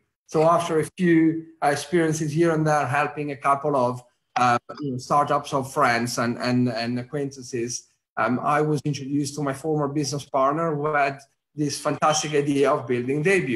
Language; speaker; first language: English; non-native, fluent; Italian